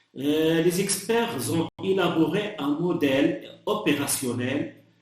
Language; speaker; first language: French; non-native, local second language; Arabic